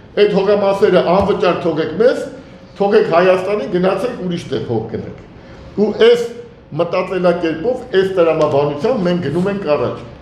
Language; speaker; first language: Armenian; native; Armenian